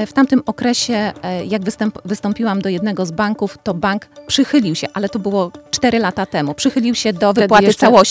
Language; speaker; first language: Polish; native; Polish